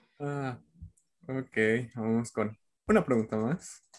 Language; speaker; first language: Spanish; native; Spanish